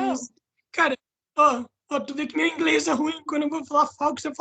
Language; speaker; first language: Portuguese; native; Portuguese